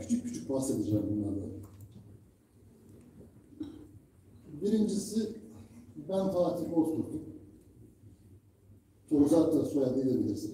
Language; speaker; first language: Turkish; native; Turkish